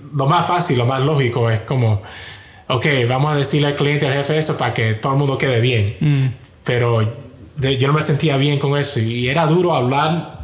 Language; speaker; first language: Spanish; early bilingual, heritage; Spanish